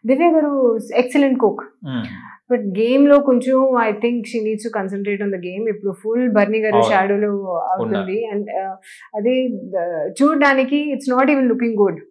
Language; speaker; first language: Telugu; non-native, learner; Hindi